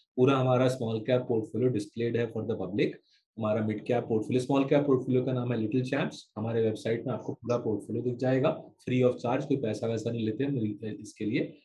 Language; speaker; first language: Hindi; non-native, local second language; Bangla